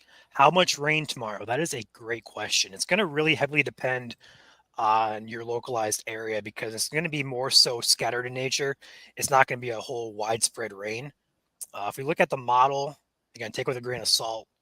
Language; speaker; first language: English; native; English